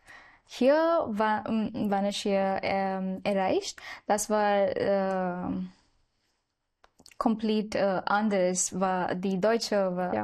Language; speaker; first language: German; non-native, learner; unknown